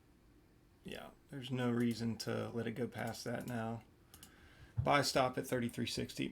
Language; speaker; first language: English; native; English